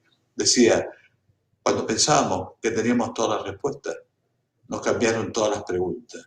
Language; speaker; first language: Spanish; native; Spanish